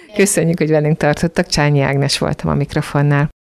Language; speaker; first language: Hungarian; native; Hungarian